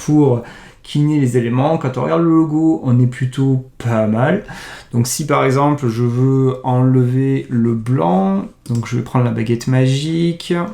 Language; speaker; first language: French; native; French